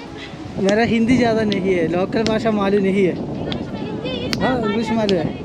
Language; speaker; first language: Hindi; non-native, local second language; Malayalam